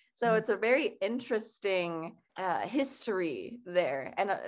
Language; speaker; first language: English; early bilingual, other home language; Persian